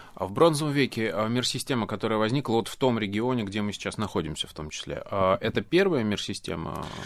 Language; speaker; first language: Russian; native; Russian